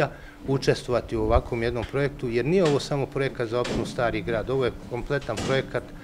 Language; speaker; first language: Croatian; native; Croatian